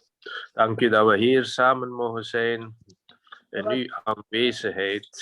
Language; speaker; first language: Dutch; non-native, fluent; Indonesian